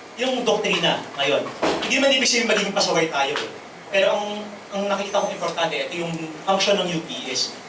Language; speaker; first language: Filipino; native; Filipino